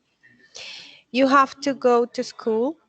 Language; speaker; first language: English; non-native, learner; Spanish